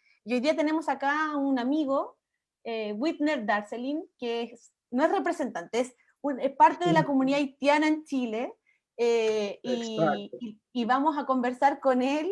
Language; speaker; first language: Spanish; native; Spanish